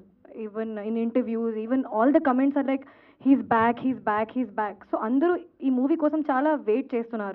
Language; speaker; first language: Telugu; non-native, fluent; Hindi